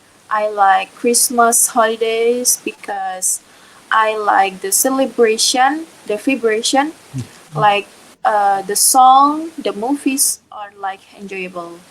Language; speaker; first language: English; non-native, learner; Indonesian